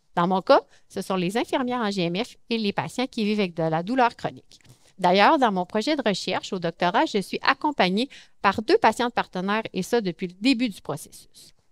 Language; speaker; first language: French; native; French